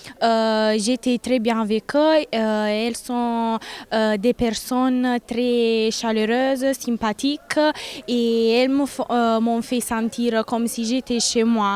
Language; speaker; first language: French; non-native, learner; Italian